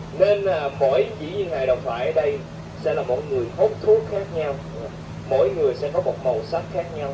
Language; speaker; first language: Vietnamese; native; Vietnamese